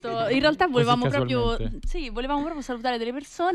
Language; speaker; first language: Italian; native; Italian